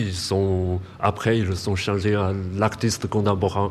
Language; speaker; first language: French; non-native, learner; Chinese